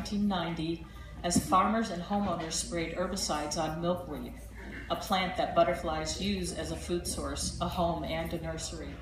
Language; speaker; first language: English; native; English